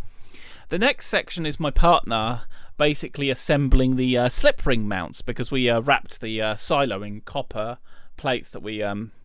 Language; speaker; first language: English; native; English